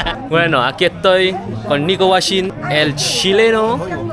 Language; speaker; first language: Spanish; non-native, learner; Indonesian